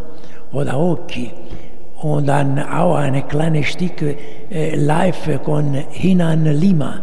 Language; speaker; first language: German; non-native, learner; Italian